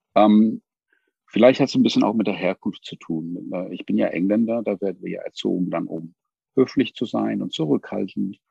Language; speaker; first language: German; non-native, fluent; English